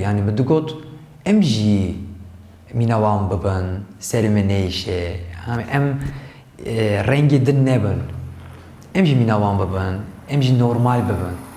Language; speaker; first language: Kurdish; non-native, local second language; Turkish